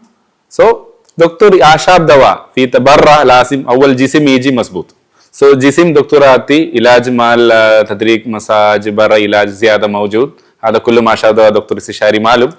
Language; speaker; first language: Arabic; non-native, learner; Malayalam